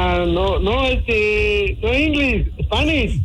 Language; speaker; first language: English; non-native, learner; Spanish